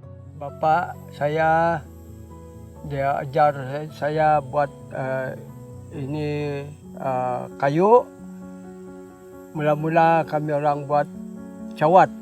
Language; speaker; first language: Indonesian; non-native, local second language; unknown